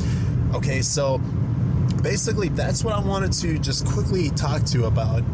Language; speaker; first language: English; native; English